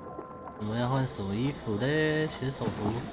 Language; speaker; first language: Chinese; native; Chinese